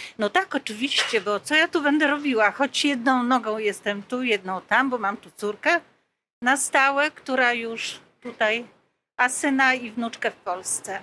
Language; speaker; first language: Polish; native; Polish